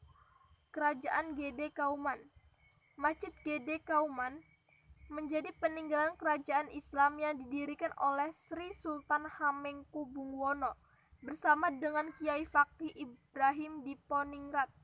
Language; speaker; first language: Indonesian; native; Indonesian